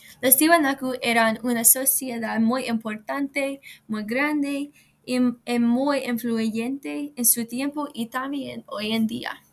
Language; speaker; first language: Spanish; non-native, learner; English